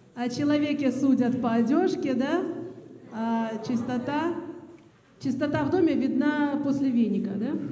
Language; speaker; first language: Russian; non-native, local second language; Assyrian Neo-Aramaic